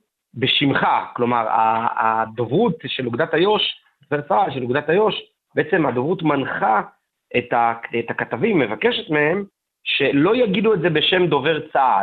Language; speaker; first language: Hebrew; native; Hebrew